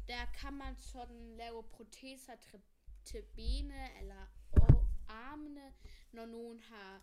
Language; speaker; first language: Danish; non-native, local second language; German